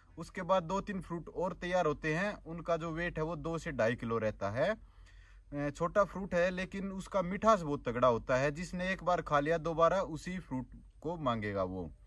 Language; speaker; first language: Hindi; native; Hindi